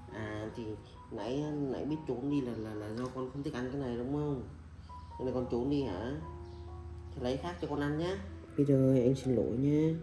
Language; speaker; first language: Vietnamese; native; Vietnamese